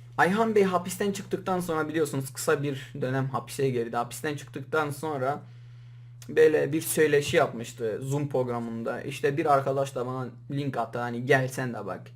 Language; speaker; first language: Turkish; native; Turkish